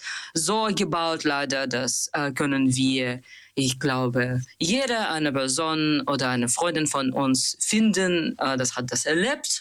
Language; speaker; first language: German; non-native, learner; Russian